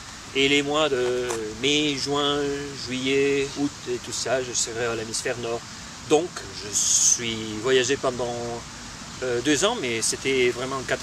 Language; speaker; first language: French; non-native, fluent; Spanish